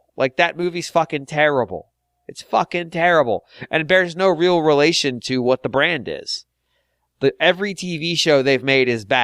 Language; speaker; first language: English; native; English